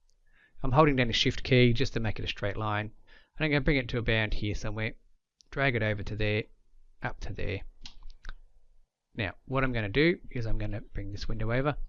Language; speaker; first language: English; native; English